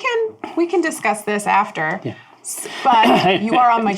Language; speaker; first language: English; native; English